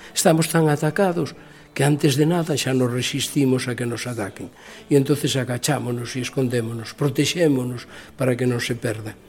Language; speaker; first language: Galician; native; Galician